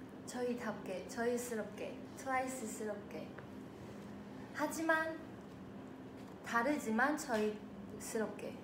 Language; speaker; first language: Korean; non-native, fluent; Chinese